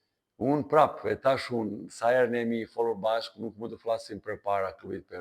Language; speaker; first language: Albanian; non-native, learner; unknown